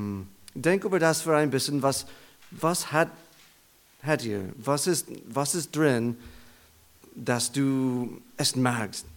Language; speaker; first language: German; non-native, learner; English